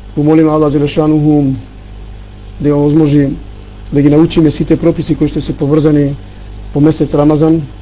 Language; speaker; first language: Macedonian; non-native, local second language; Albanian